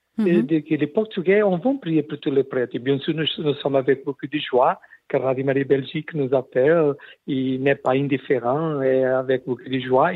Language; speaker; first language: French; non-native, learner; Portuguese